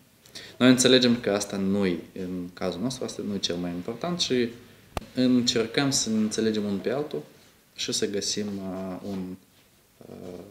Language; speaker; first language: Romanian; non-native, local second language; Russian